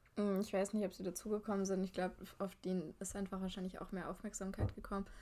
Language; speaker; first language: German; native; German